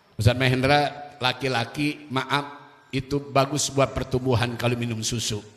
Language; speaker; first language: Indonesian; native; Indonesian